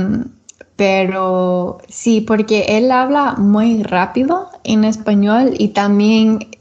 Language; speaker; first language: Spanish; non-native, learner; English